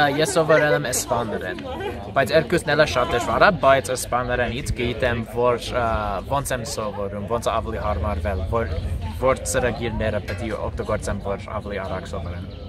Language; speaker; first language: Armenian; non-native, learner; English